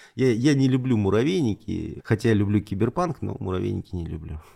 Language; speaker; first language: Russian; native; Russian